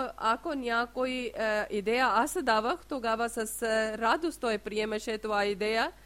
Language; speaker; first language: Bulgarian; non-native, learner; Urdu